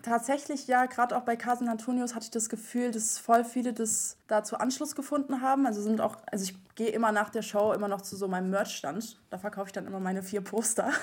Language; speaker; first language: German; native; German